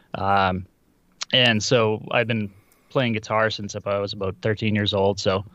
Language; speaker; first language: English; early bilingual, other home language; Russian